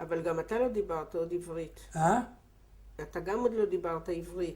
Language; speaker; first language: Hebrew; native; Hebrew